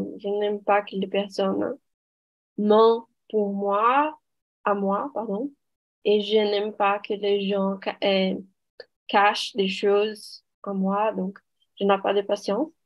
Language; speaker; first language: French; non-native, learner; Portuguese